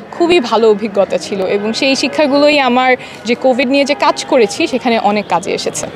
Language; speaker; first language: Bangla; native; Bangla